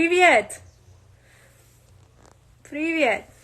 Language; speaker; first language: Russian; non-native, learner; English